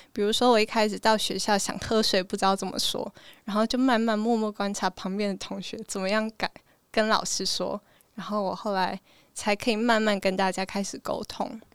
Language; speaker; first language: Chinese; early bilingual, heritage; Chinese